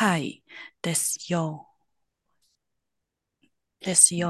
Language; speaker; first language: Japanese; non-native, learner; Chinese